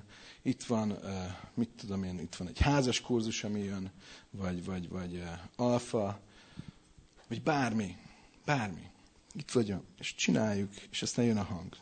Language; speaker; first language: Hungarian; native; Hungarian